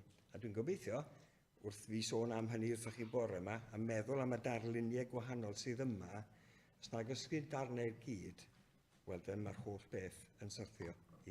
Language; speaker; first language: Welsh; native; Welsh